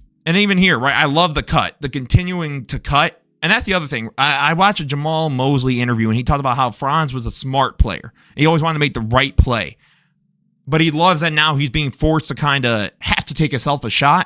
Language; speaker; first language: English; native; English